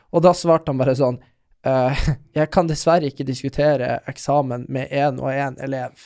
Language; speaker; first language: Norwegian; native; Norwegian